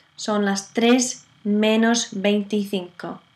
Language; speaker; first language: English; native; English